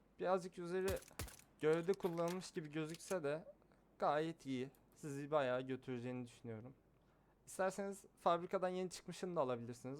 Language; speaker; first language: Turkish; native; Turkish